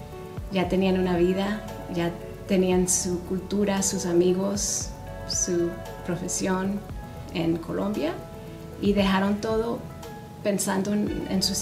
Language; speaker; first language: Spanish; early bilingual, heritage; Spanish